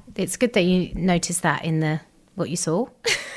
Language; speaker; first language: English; native; English